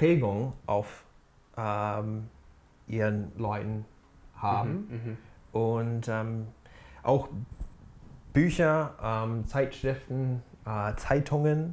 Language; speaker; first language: German; non-native, fluent; English